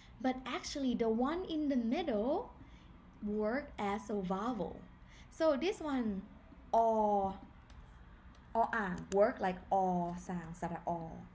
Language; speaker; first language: English; non-native, fluent; Thai